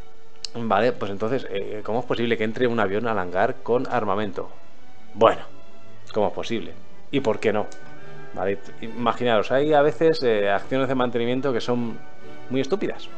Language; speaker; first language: Spanish; native; Spanish